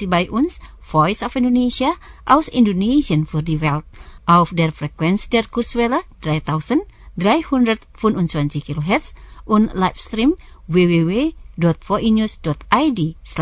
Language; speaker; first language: German; non-native, fluent; Indonesian